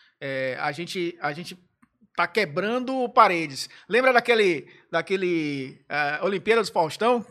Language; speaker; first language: Portuguese; native; Portuguese